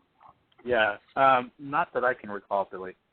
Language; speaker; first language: English; native; English